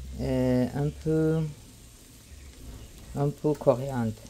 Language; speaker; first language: French; non-native, learner; Persian